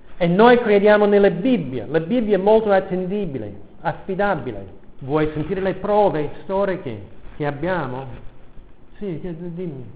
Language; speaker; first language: Italian; non-native, fluent; English